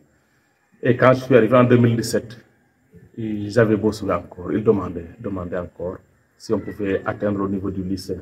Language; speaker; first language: French; non-native, local second language; Serer